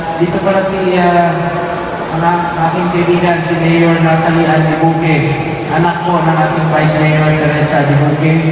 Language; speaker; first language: Filipino; non-native, local second language; Cebuano